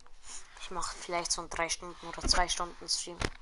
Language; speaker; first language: German; native; German